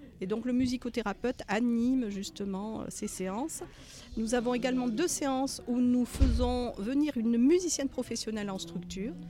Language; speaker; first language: French; native; French